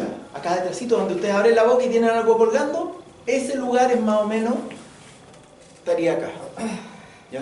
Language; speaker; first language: Spanish; native; Spanish